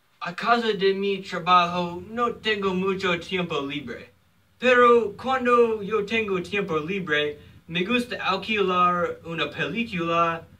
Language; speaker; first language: Spanish; non-native, learner; English